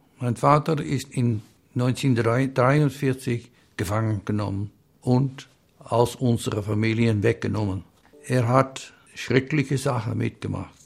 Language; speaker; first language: German; non-native, learner; Dutch